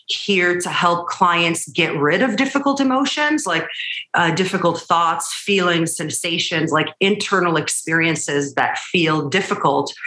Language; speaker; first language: English; early bilingual, other home language; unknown